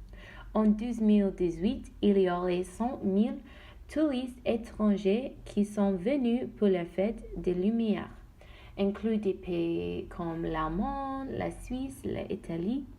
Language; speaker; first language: French; non-native, learner; Dutch